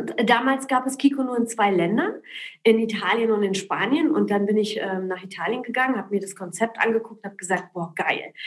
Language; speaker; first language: German; early bilingual, other home language; Polish